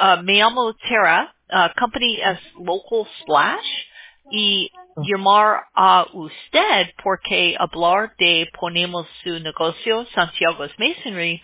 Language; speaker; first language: Spanish; non-native, learner; English